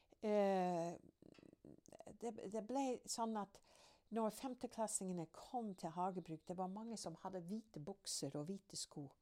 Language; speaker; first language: Norwegian; non-native, fluent; English